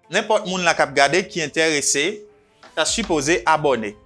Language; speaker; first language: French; non-native, local second language; Haitian Creole